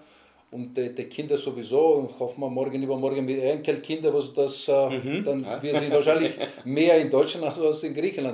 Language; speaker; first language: German; non-native, learner; Greek